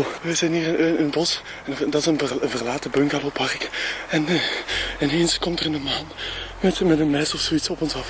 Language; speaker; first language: Dutch; native; Dutch